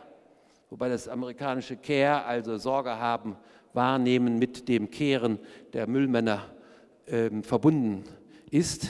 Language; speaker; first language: German; native; German